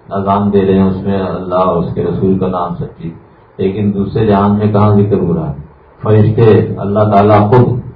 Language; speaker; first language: Urdu; native; Urdu